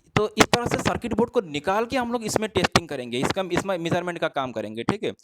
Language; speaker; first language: Hindi; non-native, local second language; Assamese